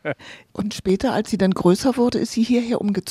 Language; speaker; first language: German; native; German